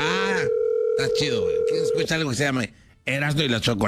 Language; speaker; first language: Spanish; native; Spanish